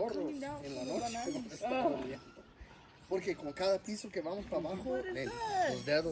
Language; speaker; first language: Spanish; early bilingual, heritage; Spanish